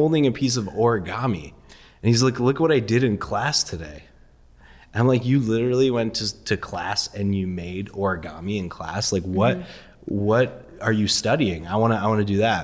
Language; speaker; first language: English; early bilingual, other home language; Persian